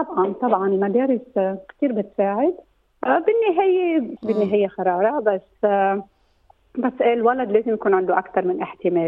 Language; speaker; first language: Arabic; native; Arabic